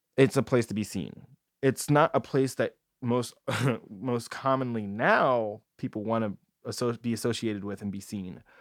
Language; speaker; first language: English; native; English